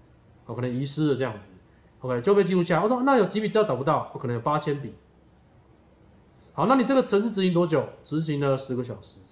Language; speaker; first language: Chinese; native; Chinese